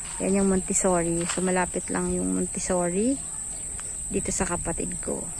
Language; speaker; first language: Filipino; non-native, local second language; Bikol